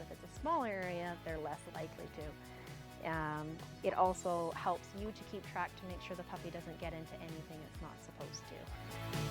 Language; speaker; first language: English; native; English